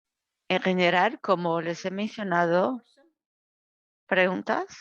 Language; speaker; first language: Spanish; non-native, fluent; English